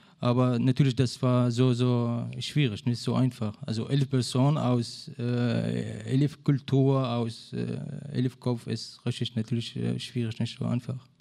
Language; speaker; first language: German; non-native, learner; Arabic